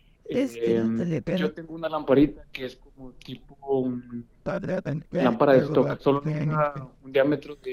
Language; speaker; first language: Spanish; native; Spanish